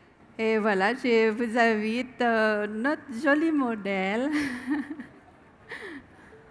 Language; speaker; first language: French; non-native, learner; Indonesian